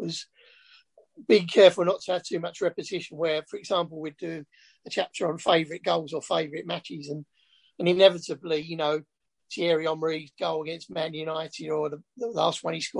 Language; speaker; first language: English; native; English